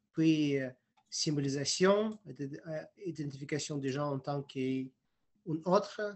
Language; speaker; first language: French; non-native, fluent; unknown